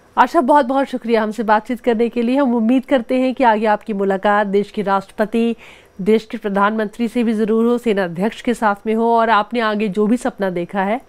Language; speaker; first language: Hindi; native; Hindi